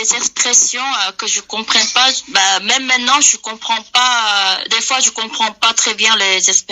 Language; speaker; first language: French; non-native, fluent; Korean